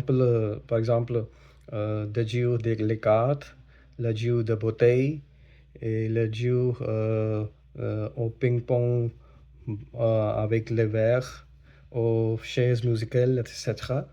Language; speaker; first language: French; non-native, learner; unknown